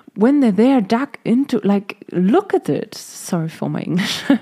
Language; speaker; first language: English; non-native, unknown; German